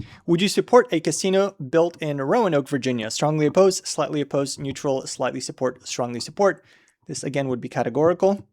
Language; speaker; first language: English; native; English